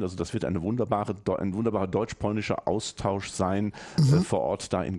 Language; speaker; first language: German; native; German